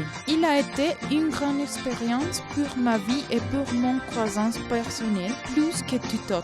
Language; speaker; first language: French; non-native, learner; Spanish